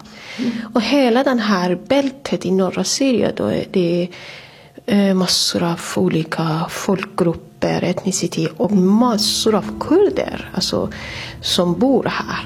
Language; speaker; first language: Swedish; non-native, fluent; Persian